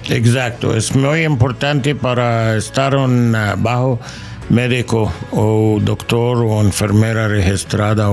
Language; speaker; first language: Spanish; non-native, learner; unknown